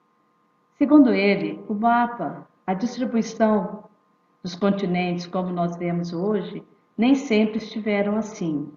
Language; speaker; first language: Portuguese; native; Portuguese